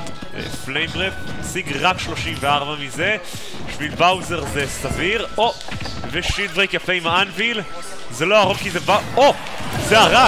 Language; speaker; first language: Hebrew; native; Hebrew